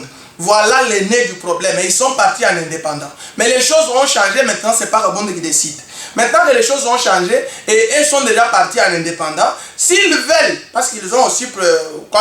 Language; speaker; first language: French; non-native, local second language; Luba-Lulua